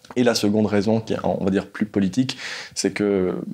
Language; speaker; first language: French; native; French